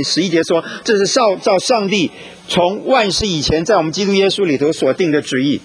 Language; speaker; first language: Chinese; native; Chinese